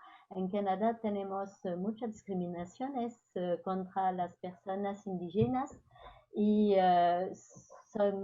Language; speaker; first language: Spanish; non-native, learner; French